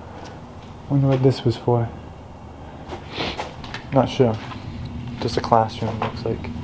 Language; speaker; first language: English; native; English